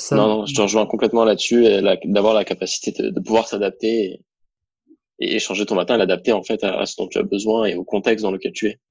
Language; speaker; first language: French; native; French